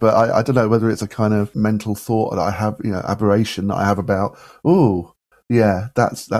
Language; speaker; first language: English; native; English